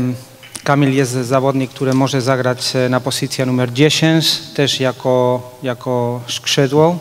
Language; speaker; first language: Polish; non-native, fluent; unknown